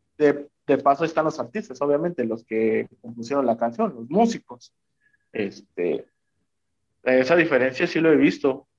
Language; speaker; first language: Spanish; native; Spanish